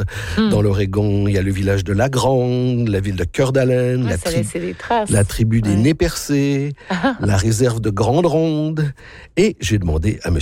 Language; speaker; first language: French; native; French